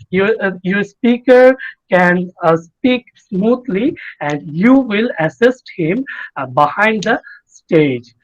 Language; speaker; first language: English; non-native, fluent; Bangla